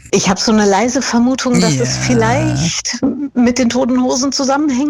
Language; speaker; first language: German; native; German